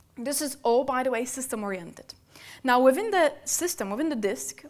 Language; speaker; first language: English; non-native, fluent; Polish